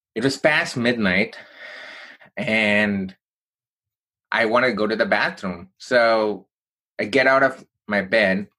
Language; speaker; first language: English; non-native, local second language; Tamil